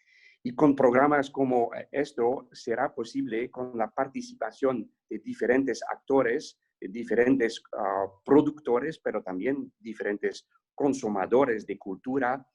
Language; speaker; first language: Spanish; non-native, fluent; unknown